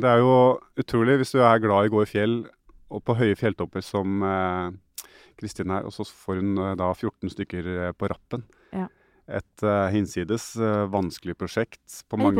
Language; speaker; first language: Norwegian; native; Norwegian